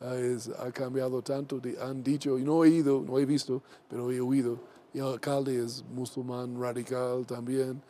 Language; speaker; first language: Spanish; non-native, learner; English